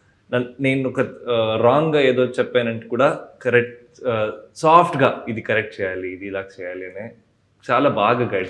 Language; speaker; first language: Telugu; non-native, local second language; Kannada